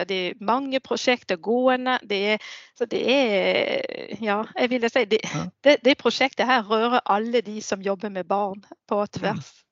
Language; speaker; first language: Norwegian; non-native, fluent; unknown